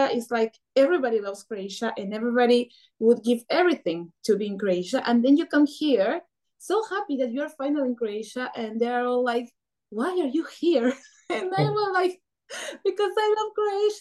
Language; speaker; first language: English; non-native, fluent; Spanish